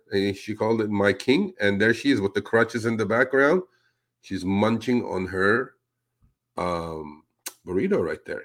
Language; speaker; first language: English; non-native, fluent; Spanish